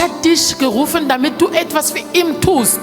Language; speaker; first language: German; non-native, learner; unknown